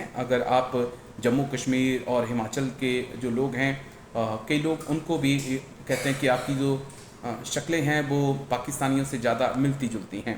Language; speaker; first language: Hindi; native; Hindi